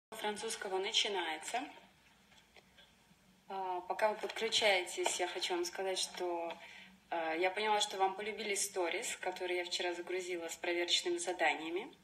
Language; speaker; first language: Russian; native; Russian